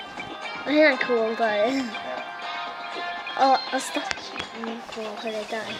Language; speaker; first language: Welsh; native; Welsh